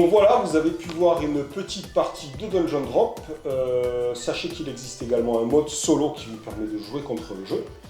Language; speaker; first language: French; native; French